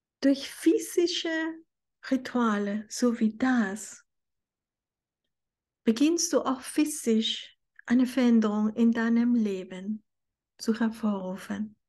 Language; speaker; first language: German; non-native, fluent; Spanish